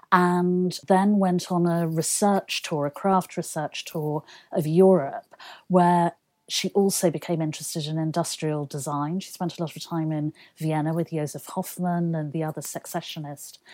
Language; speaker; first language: English; native; English